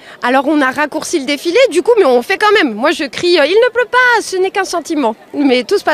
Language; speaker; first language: French; native; French